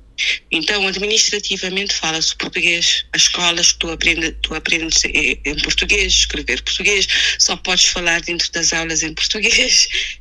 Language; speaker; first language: Portuguese; non-native, local second language; Kabuverdianu